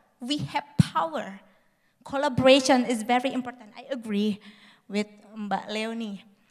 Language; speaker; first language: English; non-native, fluent; Indonesian